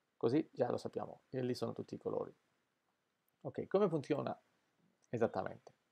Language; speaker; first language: Italian; non-native, fluent; Spanish